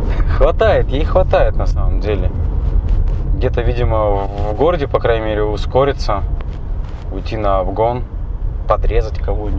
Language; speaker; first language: Russian; native; Russian